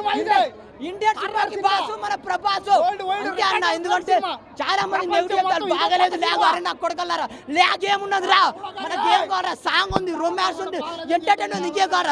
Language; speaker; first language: Telugu; native; Telugu